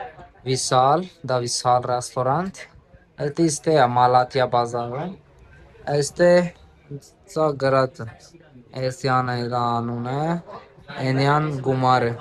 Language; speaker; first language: Armenian; non-native, learner; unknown